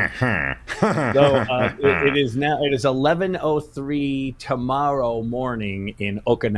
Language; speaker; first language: English; native; English